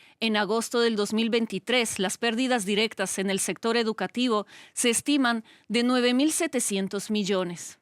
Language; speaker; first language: Spanish; non-native, fluent; Ukrainian